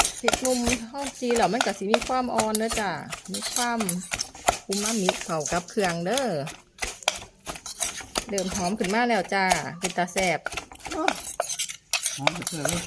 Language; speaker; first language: Thai; non-native, local second language; Northeastern Thai